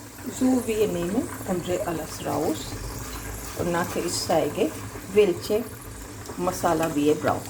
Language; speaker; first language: German; non-native, learner; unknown